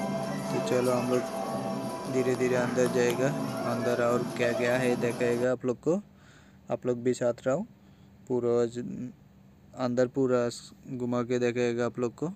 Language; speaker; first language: Hindi; non-native, fluent; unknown